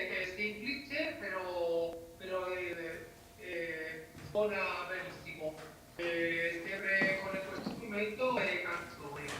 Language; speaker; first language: Italian; non-native, learner; Spanish